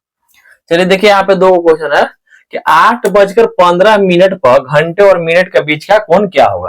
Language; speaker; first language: Hindi; native; Hindi